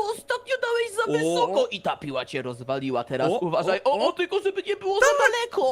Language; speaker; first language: Polish; native; Polish